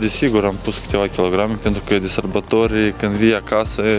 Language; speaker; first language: Romanian; non-native, local second language; Russian